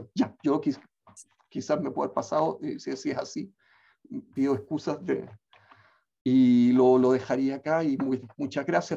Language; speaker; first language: Spanish; native; Spanish